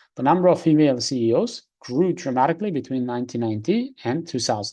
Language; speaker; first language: English; non-native, fluent; Uzbek